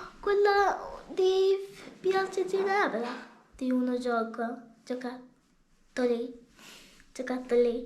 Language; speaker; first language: Italian; early bilingual, other home language; Malayalam